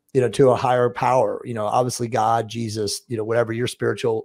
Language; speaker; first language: English; native; English